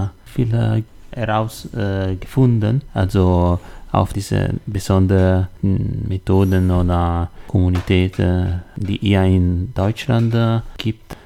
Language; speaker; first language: German; non-native, learner; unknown